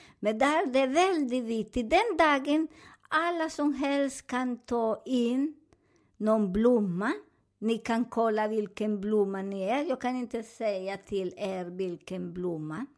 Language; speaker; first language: Swedish; non-native, fluent; Spanish